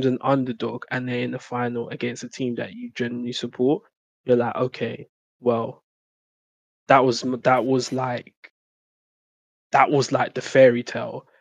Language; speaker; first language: English; native; English